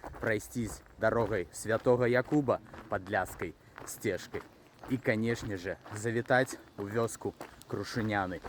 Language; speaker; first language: Belarusian; native; Belarusian